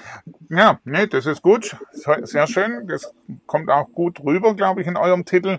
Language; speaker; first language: German; native; German